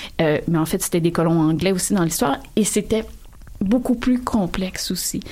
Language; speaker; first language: French; native; French